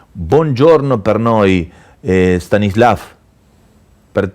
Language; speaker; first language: Italian; non-native, local second language; Spanish